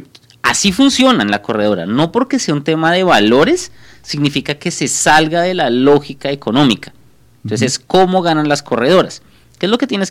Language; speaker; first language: Spanish; native; Spanish